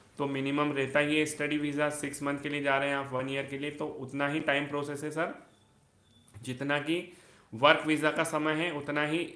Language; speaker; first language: Hindi; native; Hindi